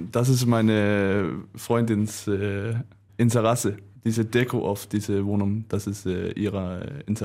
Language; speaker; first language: German; non-native, learner; Danish